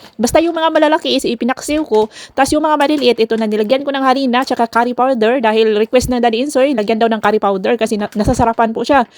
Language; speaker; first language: Filipino; non-native, local second language; Cebuano